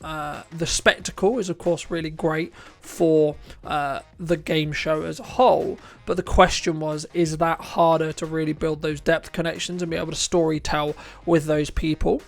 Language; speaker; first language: English; native; English